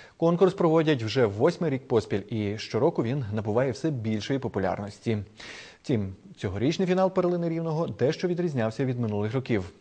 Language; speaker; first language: Ukrainian; native; Ukrainian